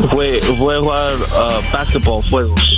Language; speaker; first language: Spanish; non-native, learner; English